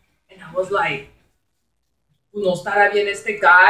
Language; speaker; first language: English; early bilingual, other home language; Spanish